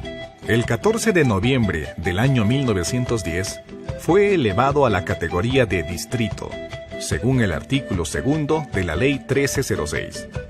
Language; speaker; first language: Spanish; native; Spanish